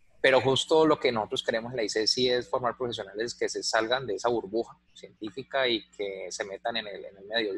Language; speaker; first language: Spanish; native; Spanish